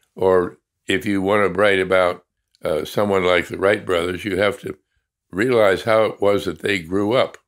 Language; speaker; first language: English; native; English